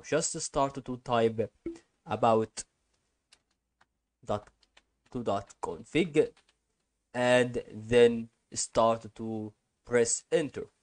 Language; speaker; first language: English; non-native, learner; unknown